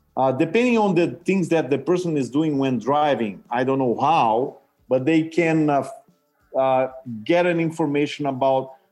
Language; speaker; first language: English; non-native, fluent; Portuguese